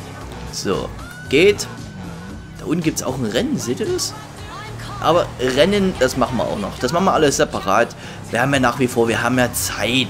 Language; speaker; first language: German; native; German